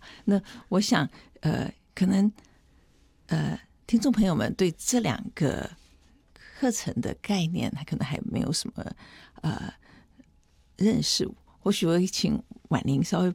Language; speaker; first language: Chinese; native; Chinese